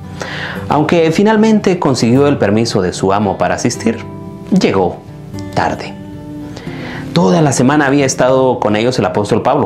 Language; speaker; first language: Spanish; native; Spanish